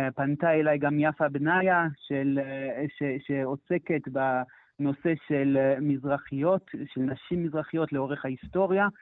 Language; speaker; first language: Hebrew; non-native, fluent; French